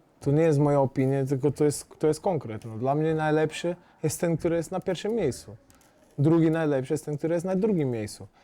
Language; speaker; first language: Polish; non-native, fluent; Portuguese